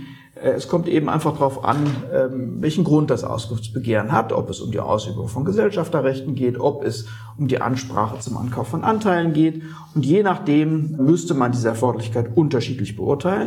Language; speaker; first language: German; native; German